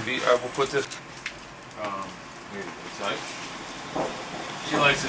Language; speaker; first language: English; native; English